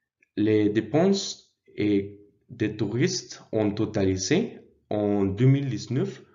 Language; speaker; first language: French; non-native, learner; Spanish